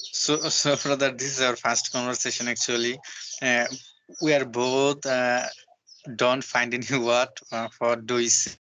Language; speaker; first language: English; non-native, learner; Bangla